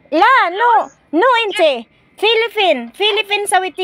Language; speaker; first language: Arabic; non-native, learner; Filipino